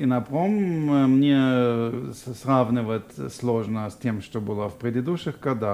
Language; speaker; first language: Russian; non-native, fluent; German